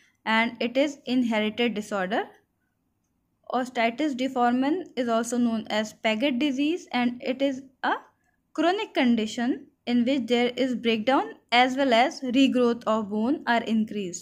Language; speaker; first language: English; non-native, local second language; Hindi